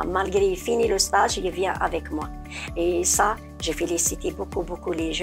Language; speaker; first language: French; non-native, learner; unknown